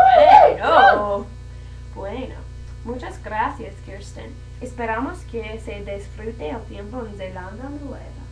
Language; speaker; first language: Spanish; non-native, learner; English